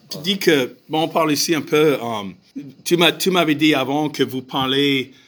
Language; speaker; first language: French; non-native, fluent; English